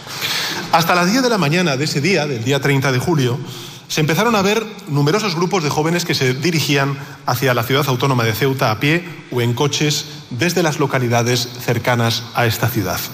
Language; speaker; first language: Spanish; native; Spanish